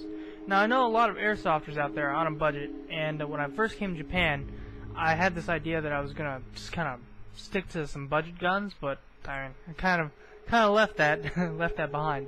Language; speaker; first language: English; native; English